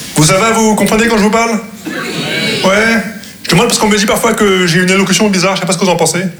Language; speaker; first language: French; non-native, local second language; Arabic